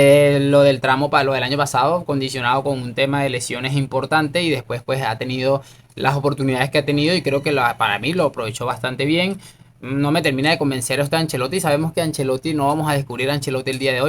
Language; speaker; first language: Spanish; native; Spanish